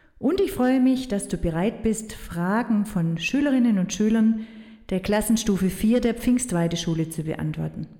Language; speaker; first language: German; native; German